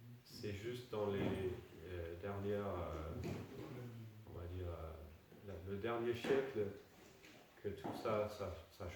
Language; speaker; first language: French; non-native, fluent; Danish